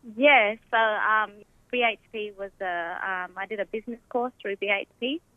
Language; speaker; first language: English; native; English